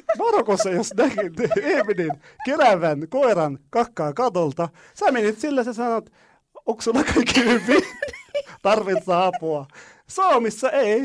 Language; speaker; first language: Finnish; non-native, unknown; Arabic